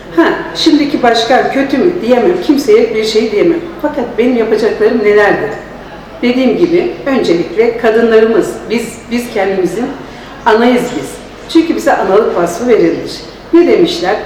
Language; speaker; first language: Turkish; native; Turkish